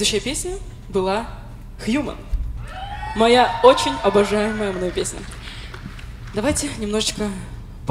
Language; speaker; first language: Russian; native; Russian